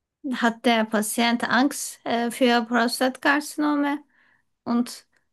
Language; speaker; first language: German; non-native, learner; Turkish